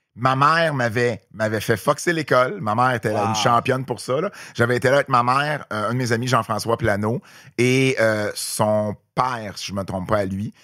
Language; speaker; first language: French; native; French